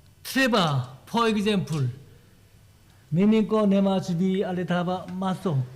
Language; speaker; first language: Czech; non-native, learner; Korean